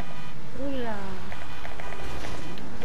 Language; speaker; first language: French; non-native, local second language; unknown